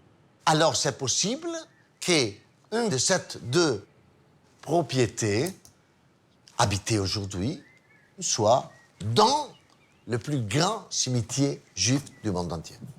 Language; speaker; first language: French; non-native, fluent; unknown